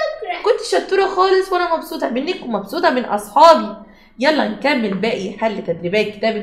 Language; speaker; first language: Arabic; native; Arabic